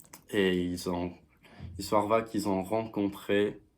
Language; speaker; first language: French; non-native, fluent; English